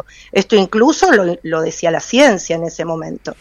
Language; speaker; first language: Spanish; native; Spanish